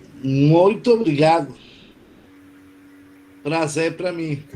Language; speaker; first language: Portuguese; non-native, learner; Spanish